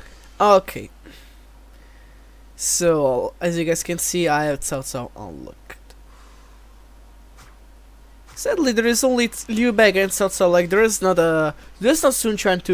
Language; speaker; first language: English; non-native, fluent; Italian